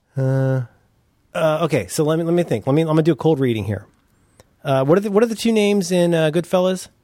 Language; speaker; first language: English; early bilingual, other home language; German